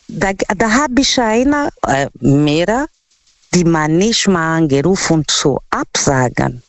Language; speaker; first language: German; non-native, learner; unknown